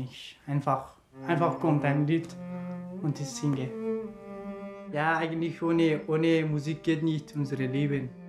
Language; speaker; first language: German; non-native, learner; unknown